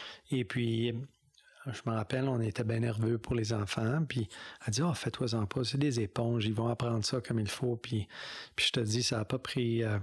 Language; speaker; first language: French; non-native, local second language; English